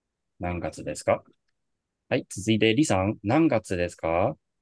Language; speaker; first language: Japanese; non-native, fluent; Chinese